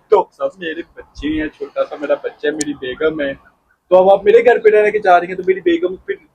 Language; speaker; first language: Urdu; native; Urdu